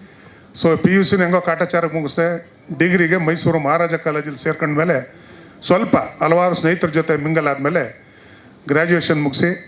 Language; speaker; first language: Kannada; native; Kannada